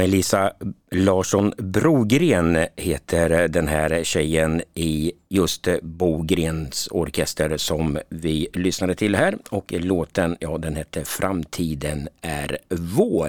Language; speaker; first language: Swedish; native; Swedish